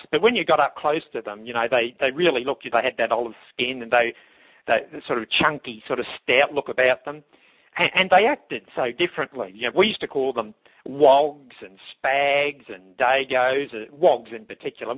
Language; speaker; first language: English; native; English